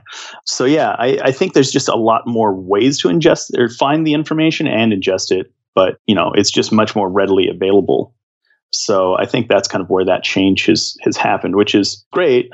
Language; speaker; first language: English; native; English